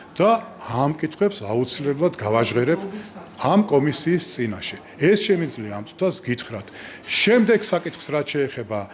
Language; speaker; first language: Georgian; native; Georgian